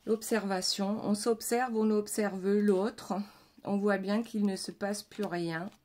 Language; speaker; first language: French; native; French